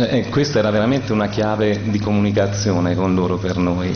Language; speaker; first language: Italian; native; Italian